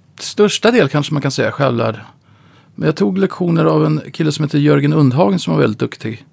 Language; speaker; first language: Swedish; native; Swedish